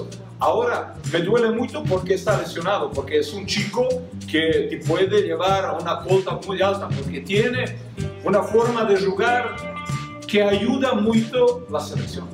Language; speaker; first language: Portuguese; non-native, learner; Croatian